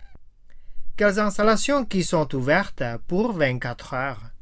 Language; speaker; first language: French; non-native, fluent; Indonesian